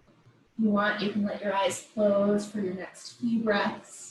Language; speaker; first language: English; native; English